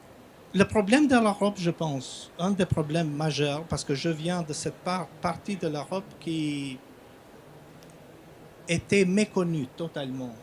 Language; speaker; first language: French; non-native, fluent; Albanian